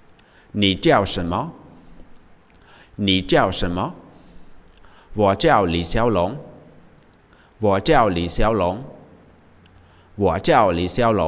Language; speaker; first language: Chinese; non-native, fluent; Khmer